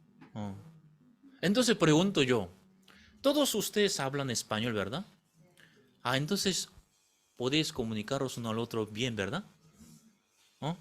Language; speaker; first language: Spanish; non-native, fluent; Korean